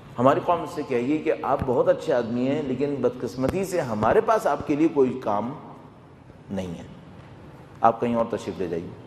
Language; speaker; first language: Urdu; native; Urdu